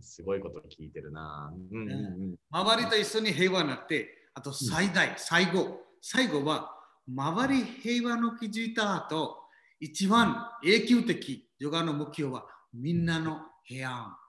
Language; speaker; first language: Japanese; non-native, learner; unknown